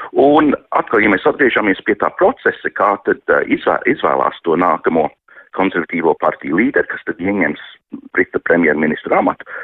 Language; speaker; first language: Latvian; early bilingual, heritage; Latvian